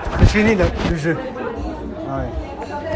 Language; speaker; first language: French; non-native, fluent; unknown